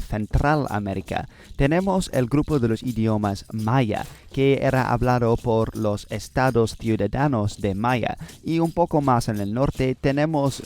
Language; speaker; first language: Spanish; non-native, learner; English